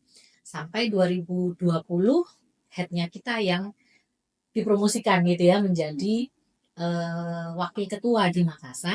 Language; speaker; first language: Indonesian; native; Indonesian